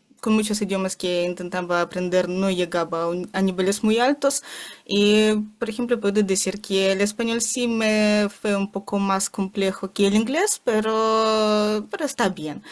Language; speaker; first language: Spanish; non-native, fluent; Ukrainian